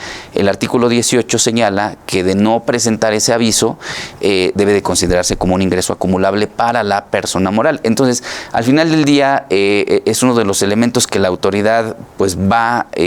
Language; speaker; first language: Spanish; native; Spanish